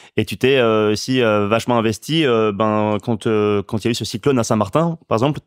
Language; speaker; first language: French; native; French